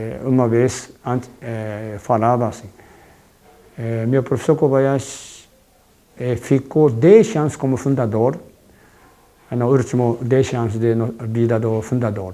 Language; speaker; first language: Portuguese; non-native, fluent; Japanese